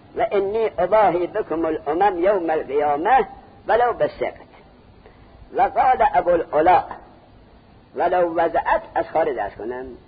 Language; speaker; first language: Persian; native; Persian